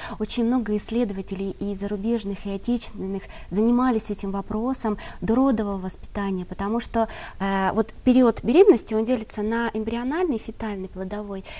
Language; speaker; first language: Russian; native; Russian